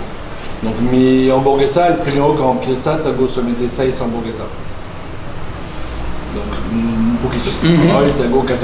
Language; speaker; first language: Spanish; non-native, learner; French